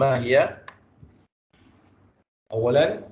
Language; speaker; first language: Arabic; non-native, fluent; Malay